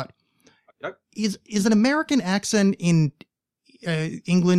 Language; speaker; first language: English; native; English